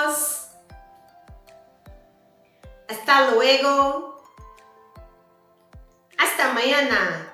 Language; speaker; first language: Spanish; non-native, learner; Portuguese